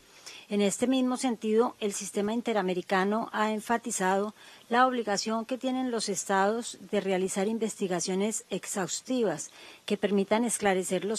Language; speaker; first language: Spanish; native; Spanish